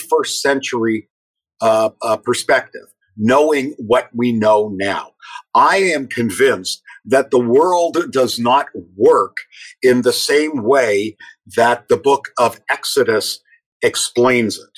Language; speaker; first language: English; native; English